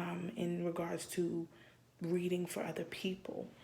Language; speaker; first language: English; native; English